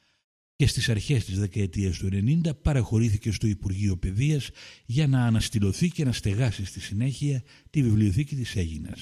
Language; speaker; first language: Greek; native; Greek